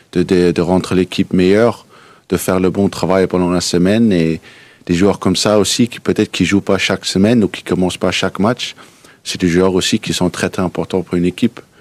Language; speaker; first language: French; non-native, fluent; Danish